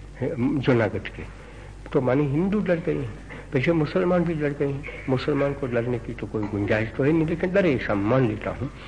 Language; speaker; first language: Hindi; non-native, local second language; Gujarati